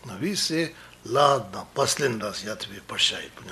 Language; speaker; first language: Russian; non-native, learner; Tibetan